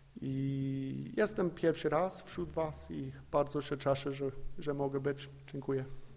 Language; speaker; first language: Polish; non-native, fluent; English